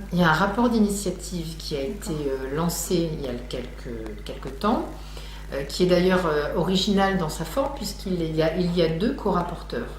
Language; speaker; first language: French; native; French